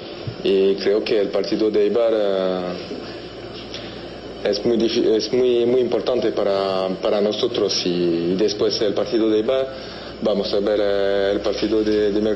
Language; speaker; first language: Spanish; non-native, fluent; French